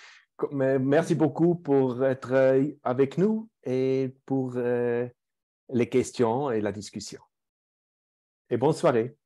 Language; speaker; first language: French; non-native, fluent; German